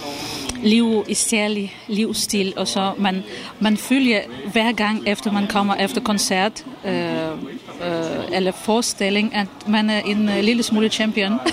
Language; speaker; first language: Danish; non-native, fluent; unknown